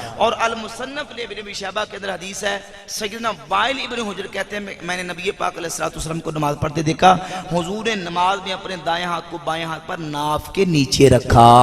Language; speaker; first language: Urdu; non-native, local second language; Punjabi